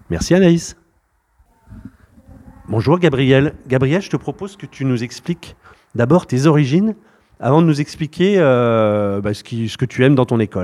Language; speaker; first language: French; native; French